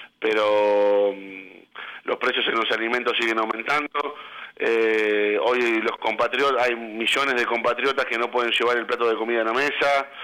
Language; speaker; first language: Spanish; native; Spanish